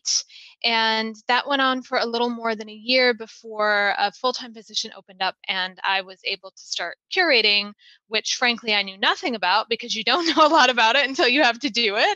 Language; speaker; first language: English; native; English